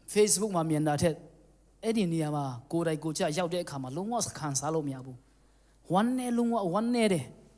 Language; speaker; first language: Burmese; non-native, local second language; Tedim Chin